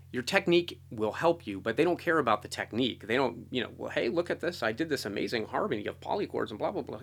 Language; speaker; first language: English; native; English